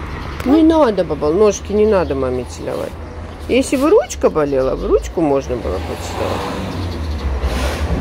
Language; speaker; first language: Russian; native; Russian